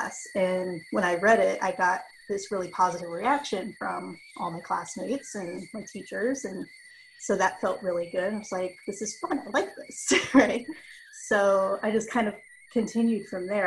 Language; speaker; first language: English; native; English